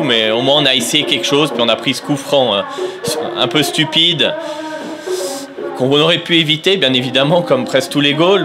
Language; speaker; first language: French; native; French